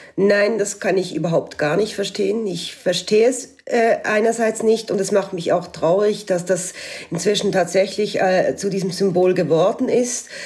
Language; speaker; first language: German; native; German